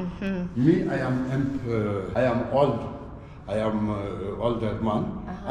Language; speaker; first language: English; non-native, learner; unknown